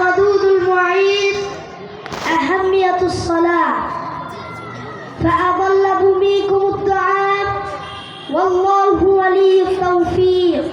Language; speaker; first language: Arabic; non-native, learner; Bangla